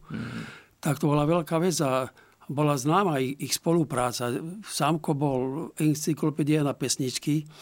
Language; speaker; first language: Slovak; native; Slovak